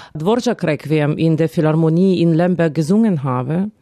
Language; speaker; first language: German; non-native, fluent; Ukrainian